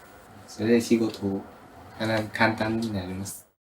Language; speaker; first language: Japanese; non-native, learner; Vietnamese